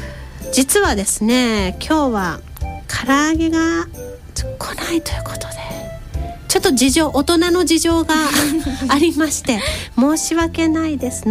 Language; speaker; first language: Japanese; native; Japanese